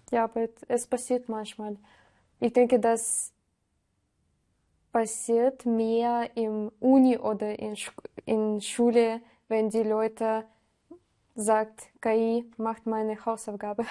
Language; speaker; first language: German; non-native, learner; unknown